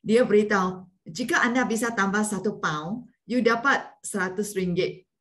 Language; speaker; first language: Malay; non-native, local second language; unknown